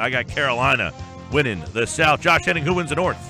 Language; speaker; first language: English; native; English